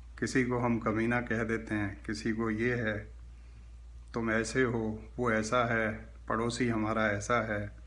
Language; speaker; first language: Urdu; non-native, local second language; Marwari